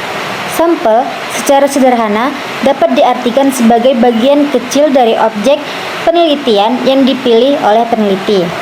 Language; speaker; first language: Indonesian; native; Indonesian